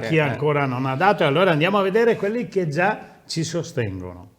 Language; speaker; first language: Italian; native; Italian